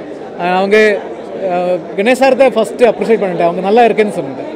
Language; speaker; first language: Tamil; non-native, learner; Malayalam